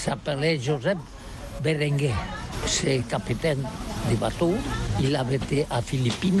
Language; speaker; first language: French; non-native, learner; Catalan